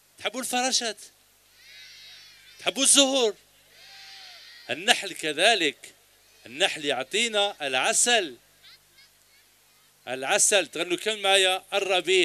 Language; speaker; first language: Arabic; native; Arabic